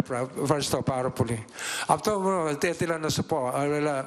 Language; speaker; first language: Greek; non-native, learner; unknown